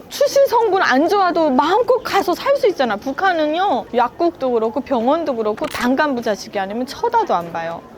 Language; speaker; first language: Korean; native; Korean